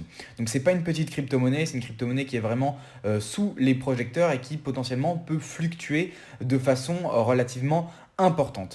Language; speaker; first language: French; native; French